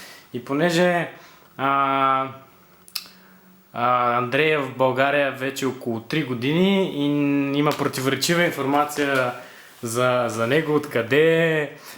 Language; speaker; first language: Bulgarian; native; Bulgarian